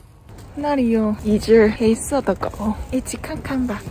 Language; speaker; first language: Chinese; non-native, learner; Korean